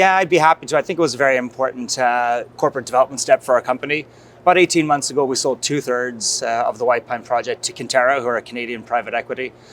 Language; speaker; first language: English; native; English